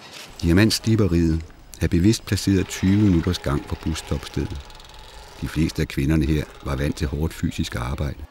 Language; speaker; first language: Danish; native; Danish